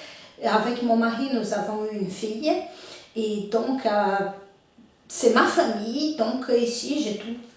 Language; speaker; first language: French; non-native, fluent; Portuguese